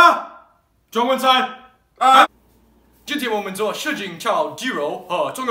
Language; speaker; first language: Chinese; non-native, learner; English